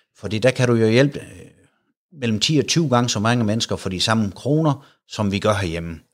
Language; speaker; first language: Danish; native; Danish